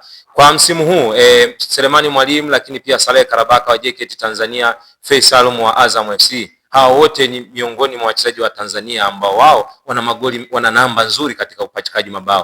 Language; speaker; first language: Swahili; native; Swahili